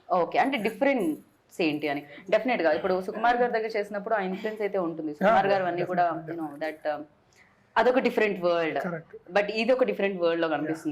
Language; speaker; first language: Telugu; native; Telugu